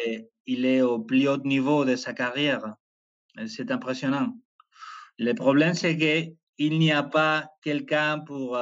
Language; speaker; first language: French; non-native, fluent; Spanish